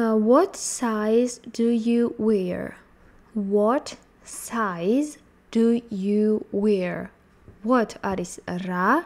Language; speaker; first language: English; non-native, fluent; Georgian